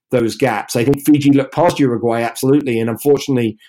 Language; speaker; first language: English; native; English